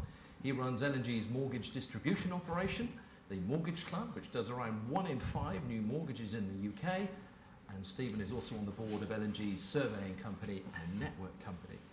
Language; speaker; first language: English; native; English